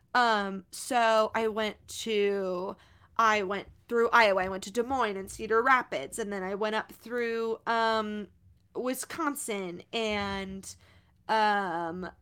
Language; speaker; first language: English; native; English